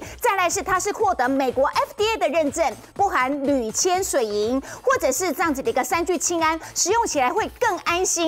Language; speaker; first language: Chinese; native; Chinese